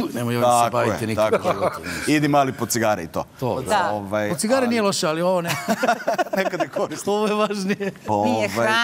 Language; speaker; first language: Serbian; native; Serbian